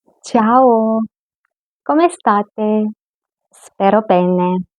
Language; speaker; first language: Italian; non-native, fluent; Romanian